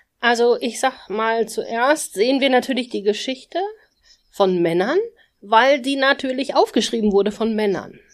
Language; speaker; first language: German; native; German